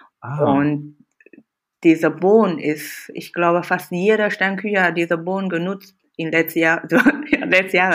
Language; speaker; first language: German; non-native, fluent; Chinese